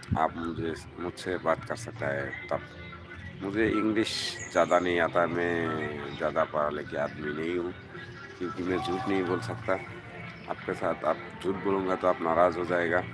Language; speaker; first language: Hindi; non-native, fluent; Bangla